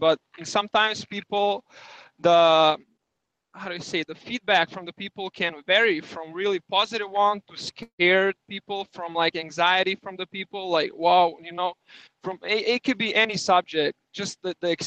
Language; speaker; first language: English; non-native, fluent; Serbian